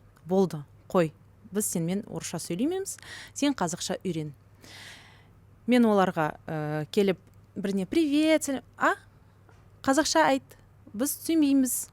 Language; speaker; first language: Kazakh; non-native, local second language; Russian